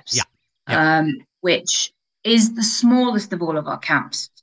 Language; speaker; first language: English; native; English